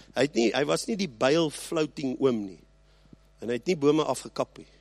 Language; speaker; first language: Afrikaans; early bilingual, heritage; Afrikaans